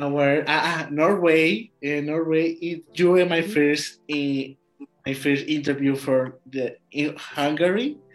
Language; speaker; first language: English; non-native, learner; Spanish